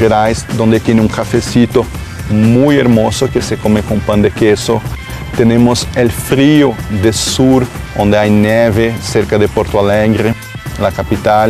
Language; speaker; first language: Spanish; non-native, fluent; Portuguese